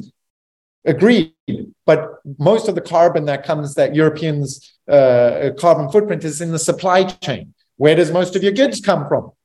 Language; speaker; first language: English; native; English